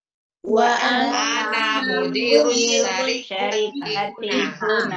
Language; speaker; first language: Arabic; non-native, learner; Indonesian